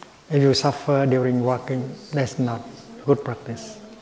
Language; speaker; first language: English; non-native, fluent; Vietnamese